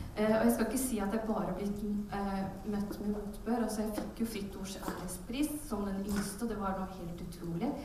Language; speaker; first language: Norwegian; early bilingual, other home language; Urdu